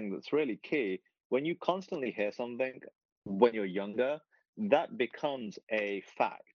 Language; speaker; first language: English; native; English